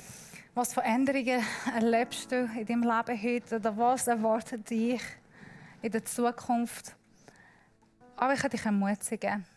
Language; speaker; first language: German; non-native, learner; Persian